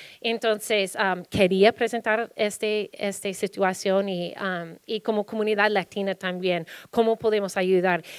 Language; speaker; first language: Spanish; early bilingual, heritage; Spanish